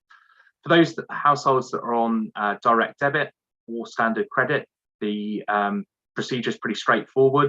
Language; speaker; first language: English; native; English